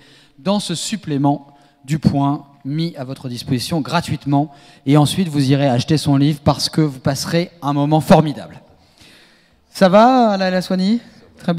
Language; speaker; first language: French; native; French